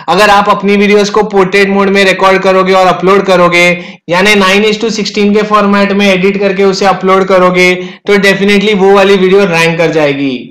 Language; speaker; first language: Hindi; native; Hindi